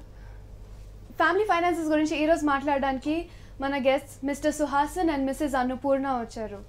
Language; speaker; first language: Telugu; native; Telugu